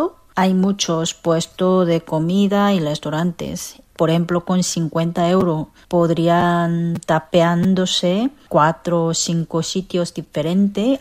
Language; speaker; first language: Spanish; non-native, fluent; Korean